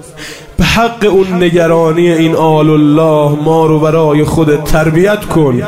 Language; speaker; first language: Persian; native; Persian